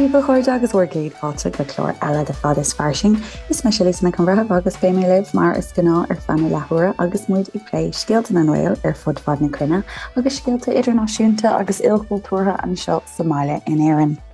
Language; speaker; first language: Irish; native; Irish